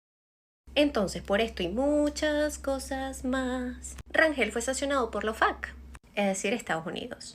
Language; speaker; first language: Spanish; native; Spanish